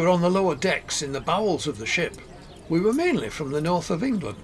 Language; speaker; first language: English; native; English